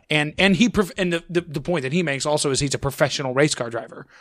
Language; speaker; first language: English; native; English